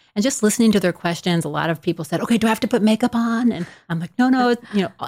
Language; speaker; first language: English; native; English